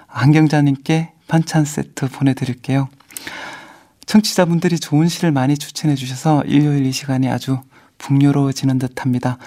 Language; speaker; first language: Korean; native; Korean